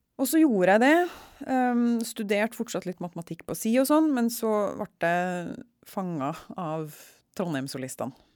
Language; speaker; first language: Norwegian; native; Norwegian